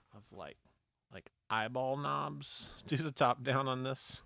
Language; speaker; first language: English; native; English